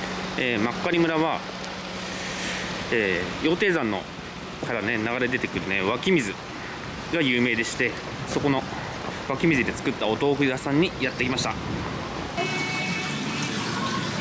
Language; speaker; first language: Japanese; native; Japanese